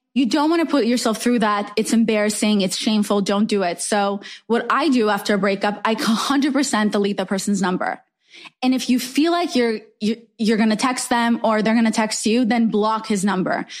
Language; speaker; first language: English; non-native, fluent; Hebrew